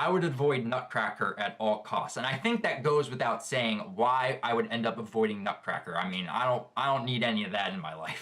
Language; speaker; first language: English; native; English